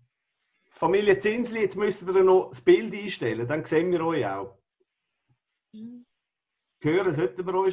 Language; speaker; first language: German; native; German